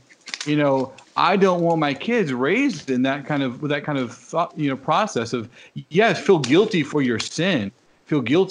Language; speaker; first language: English; native; English